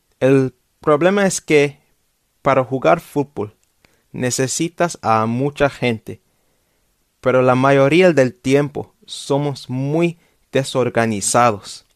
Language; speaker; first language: Spanish; non-native, fluent; English